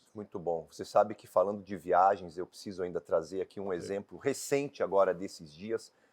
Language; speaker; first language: Portuguese; native; Portuguese